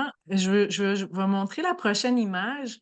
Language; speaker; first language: French; native; French